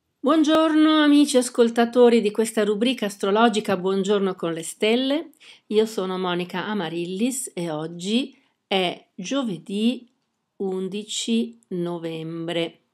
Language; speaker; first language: Italian; native; Italian